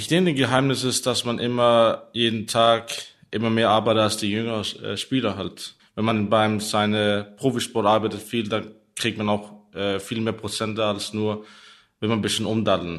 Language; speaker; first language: German; non-native, learner; Danish